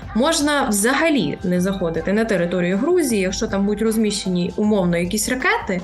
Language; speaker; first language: Ukrainian; native; Ukrainian